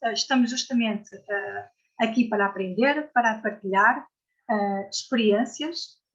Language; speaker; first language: Portuguese; native; Portuguese